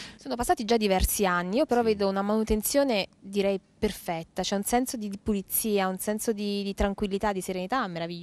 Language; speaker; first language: Italian; native; Italian